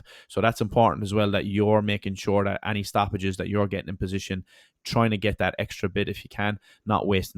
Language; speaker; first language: English; native; English